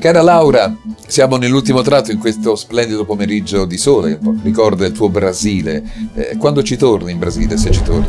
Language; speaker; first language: Italian; native; Italian